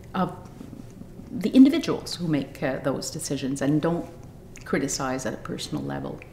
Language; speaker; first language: English; native; English